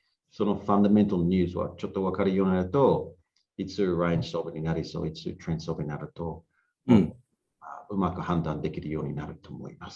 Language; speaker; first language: Japanese; non-native, learner; English